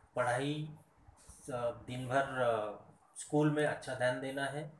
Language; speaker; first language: Hindi; non-native, local second language; Marathi